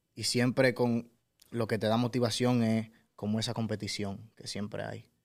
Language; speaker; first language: Spanish; native; Spanish